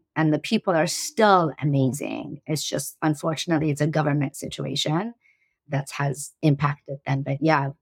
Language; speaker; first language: English; early bilingual, other home language; Persian